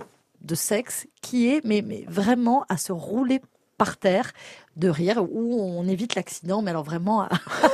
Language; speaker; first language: French; native; French